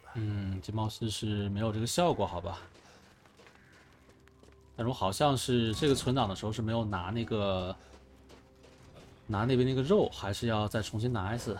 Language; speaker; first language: Chinese; native; Chinese